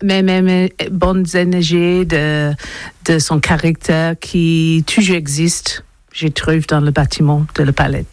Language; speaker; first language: French; non-native, learner; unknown